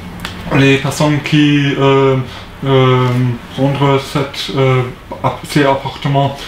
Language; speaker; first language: French; non-native, learner; German